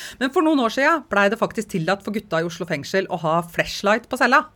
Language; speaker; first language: Norwegian; native; Norwegian